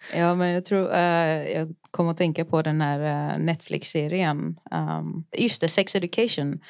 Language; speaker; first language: Swedish; early bilingual, other home language; Yoruba